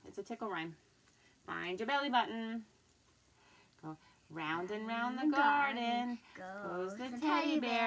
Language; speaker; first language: English; native; English